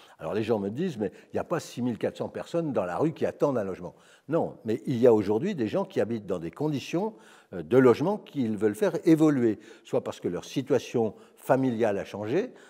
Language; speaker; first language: French; native; French